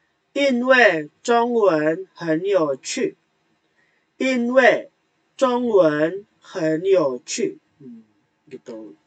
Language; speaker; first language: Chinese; non-native, fluent; Indonesian